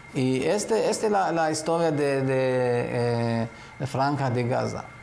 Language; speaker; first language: Spanish; non-native, fluent; Hebrew